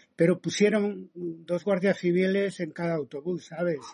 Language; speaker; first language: Spanish; native; Spanish